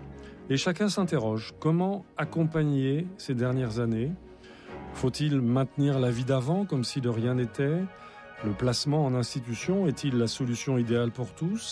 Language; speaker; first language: French; native; French